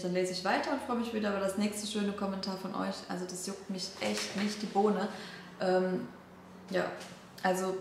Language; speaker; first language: German; native; German